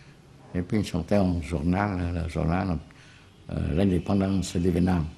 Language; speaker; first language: French; non-native, local second language; Vietnamese